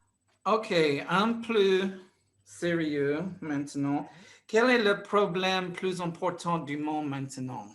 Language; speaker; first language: French; non-native, fluent; English